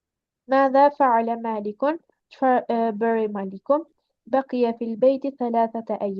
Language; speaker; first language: Arabic; non-native, learner; Albanian